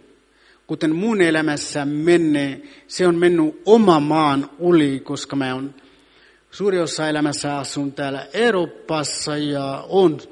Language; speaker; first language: Finnish; non-native, fluent; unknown